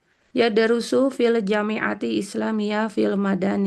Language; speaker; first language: Arabic; non-native, learner; Indonesian